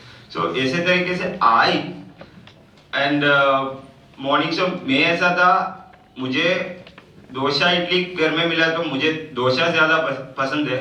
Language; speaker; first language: Hindi; non-native, local second language; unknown